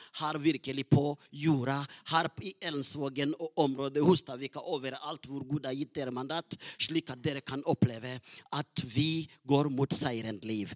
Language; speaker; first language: Norwegian; non-native, fluent; Rundi